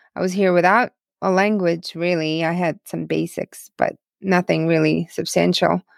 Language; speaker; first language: English; non-native, fluent; Russian